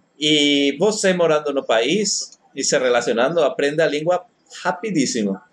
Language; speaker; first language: Portuguese; non-native, fluent; Spanish